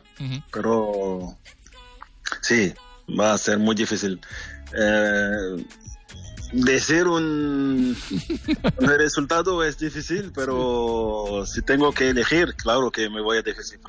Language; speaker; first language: Spanish; non-native, fluent; French